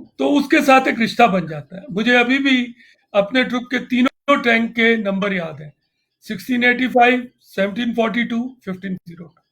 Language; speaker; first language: Hindi; non-native, local second language; Punjabi